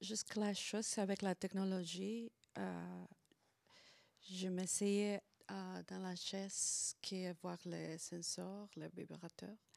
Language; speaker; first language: French; non-native, learner; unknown